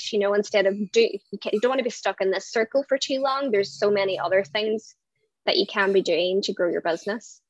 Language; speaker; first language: English; native; English